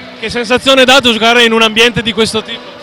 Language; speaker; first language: Italian; native; Italian